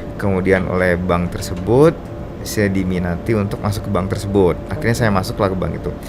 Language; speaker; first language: Indonesian; native; Indonesian